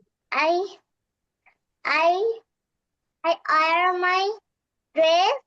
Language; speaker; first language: English; non-native, learner; Bangla